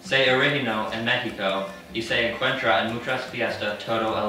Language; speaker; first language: Spanish; non-native, learner; English